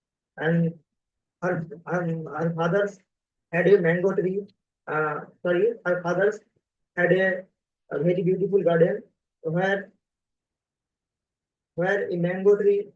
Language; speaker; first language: English; non-native, learner; Bangla